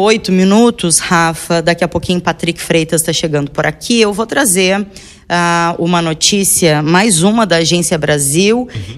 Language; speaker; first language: Portuguese; native; Portuguese